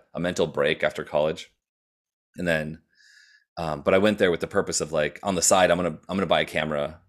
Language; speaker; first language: English; native; English